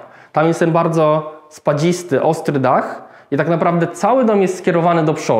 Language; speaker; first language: Polish; native; Polish